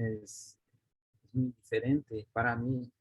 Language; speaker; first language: Spanish; non-native, learner; Portuguese